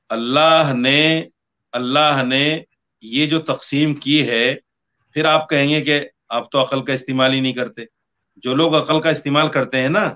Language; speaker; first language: Hindi; native; Hindi